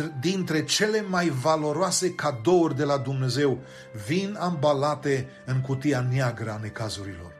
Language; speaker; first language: Romanian; native; Romanian